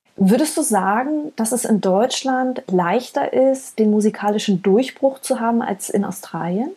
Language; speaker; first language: German; native; German